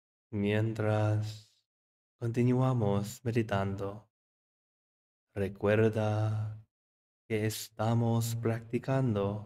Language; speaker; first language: Spanish; non-native, fluent; English